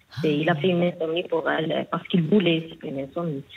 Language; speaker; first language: French; non-native, local second language; Arabic